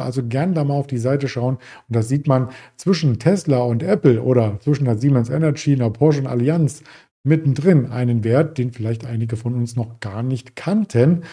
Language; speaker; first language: German; native; German